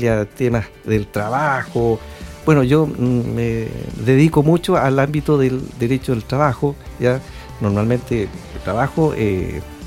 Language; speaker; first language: Spanish; native; Spanish